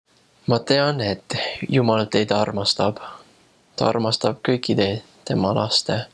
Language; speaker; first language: Estonian; non-native, fluent; English